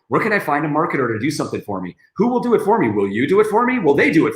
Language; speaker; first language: English; native; English